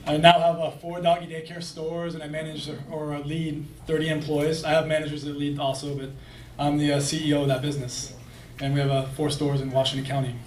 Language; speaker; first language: English; native; English